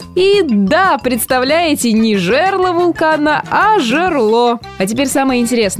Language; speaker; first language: Russian; native; Russian